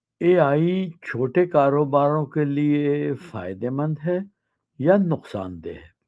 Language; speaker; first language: Urdu; native; Urdu